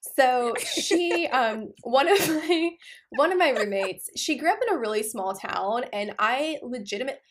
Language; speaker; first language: English; non-native, local second language; Punjabi